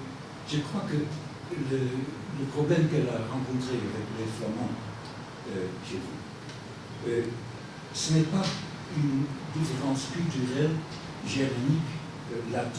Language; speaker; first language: French; non-native, fluent; Dutch